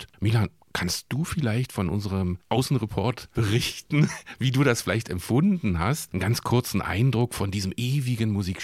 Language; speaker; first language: German; native; German